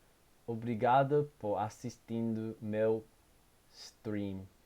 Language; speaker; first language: Portuguese; non-native, learner; English